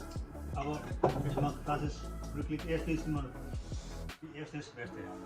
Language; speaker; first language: German; non-native, learner; Chinese